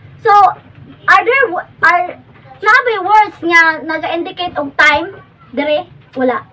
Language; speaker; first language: Cebuano; native; Cebuano